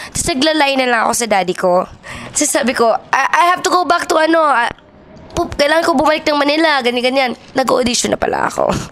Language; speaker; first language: Filipino; non-native, local second language; Cebuano